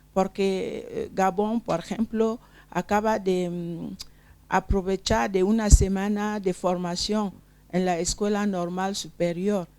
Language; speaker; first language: Spanish; non-native, fluent; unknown